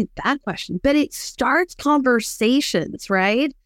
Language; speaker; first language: English; native; English